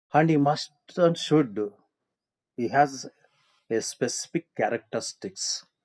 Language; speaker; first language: English; non-native, local second language; Kannada